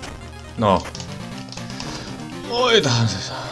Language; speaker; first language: Finnish; native; Finnish